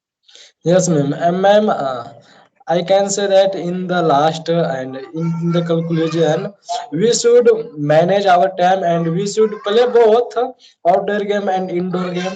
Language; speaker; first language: English; non-native, learner; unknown